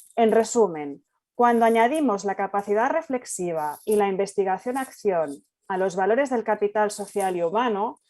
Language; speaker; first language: Spanish; non-native, local second language; Catalan